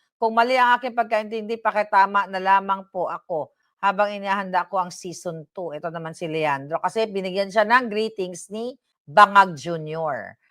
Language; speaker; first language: Filipino; non-native, local second language; Cebuano